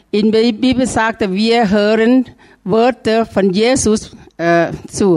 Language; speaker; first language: German; non-native, learner; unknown